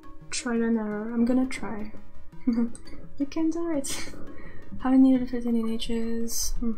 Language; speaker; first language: English; non-native, fluent; French